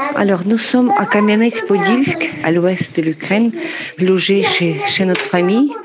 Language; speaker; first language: French; non-native, fluent; Ukrainian